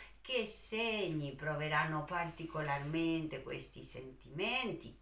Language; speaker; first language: Italian; non-native, fluent; Spanish